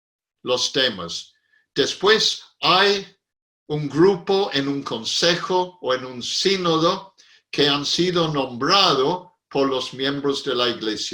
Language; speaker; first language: Spanish; non-native, fluent; English